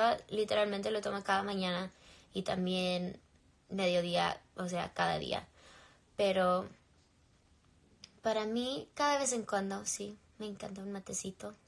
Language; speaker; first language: Spanish; early bilingual, heritage; English